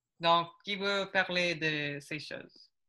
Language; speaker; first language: French; non-native, learner; English